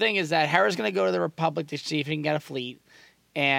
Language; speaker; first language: English; native; English